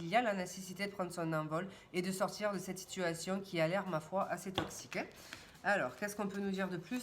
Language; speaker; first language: French; native; French